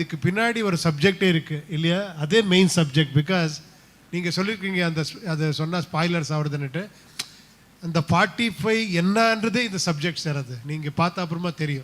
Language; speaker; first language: Tamil; non-native, local second language; Kannada